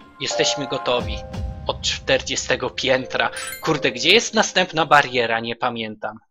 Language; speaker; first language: Polish; native; Polish